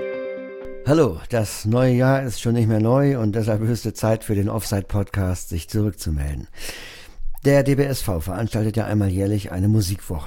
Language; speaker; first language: German; native; German